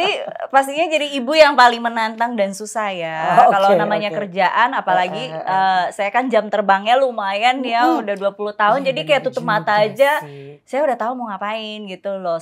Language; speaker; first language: Indonesian; native; Indonesian